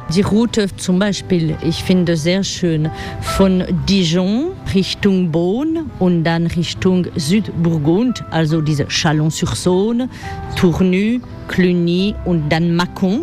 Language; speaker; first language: German; non-native, fluent; French